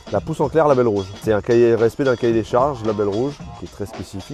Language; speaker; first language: French; native; French